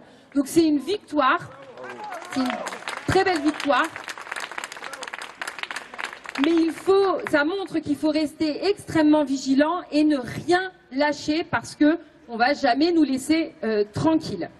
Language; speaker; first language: French; native; French